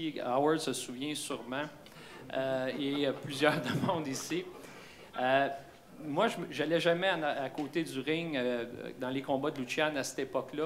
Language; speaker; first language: French; native; French